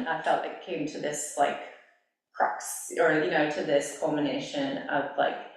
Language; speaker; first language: English; native; English